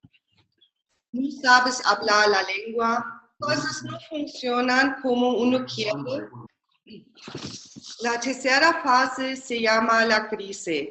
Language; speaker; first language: Spanish; non-native, fluent; German